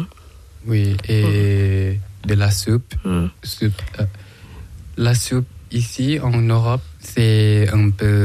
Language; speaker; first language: French; non-native, learner; Thai